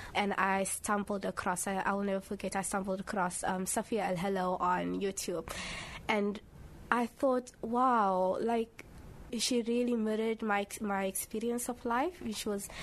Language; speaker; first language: English; early bilingual, other home language; Somali